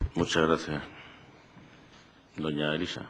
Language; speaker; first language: Spanish; native; Spanish